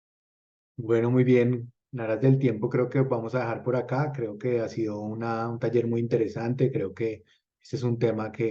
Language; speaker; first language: Spanish; native; Spanish